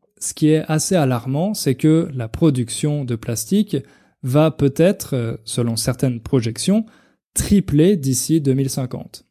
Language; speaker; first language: French; native; French